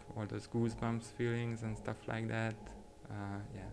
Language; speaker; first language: English; non-native, fluent; Hungarian